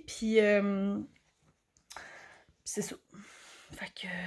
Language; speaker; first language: French; native; French